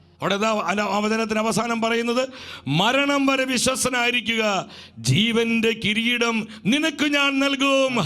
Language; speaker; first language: Malayalam; native; Malayalam